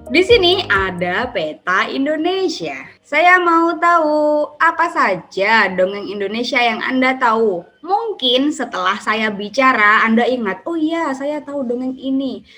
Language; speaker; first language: Indonesian; native; Indonesian